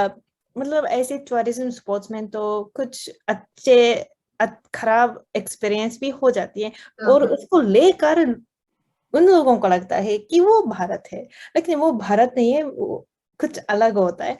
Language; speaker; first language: Hindi; non-native, fluent; Japanese